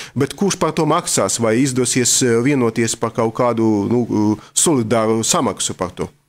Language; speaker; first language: Latvian; non-native, local second language; Russian